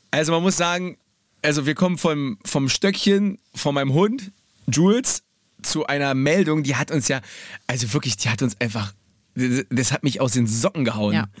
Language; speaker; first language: German; early bilingual, other home language; Polish